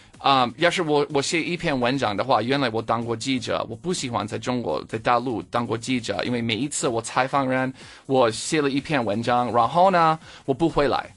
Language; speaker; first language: Chinese; non-native, fluent; English